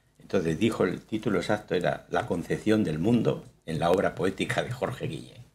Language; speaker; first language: Spanish; native; Spanish